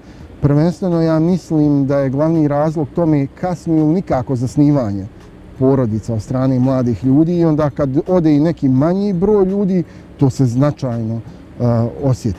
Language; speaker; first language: Bosnian; native; Bosnian